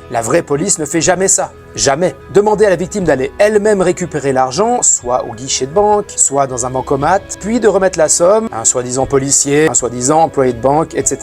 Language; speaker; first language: French; native; French